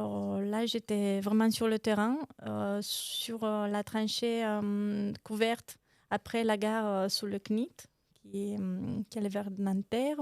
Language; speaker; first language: French; non-native, fluent; Romanian